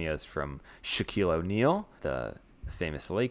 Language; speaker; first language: English; native; English